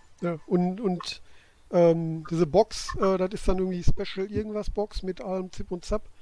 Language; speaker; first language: German; native; German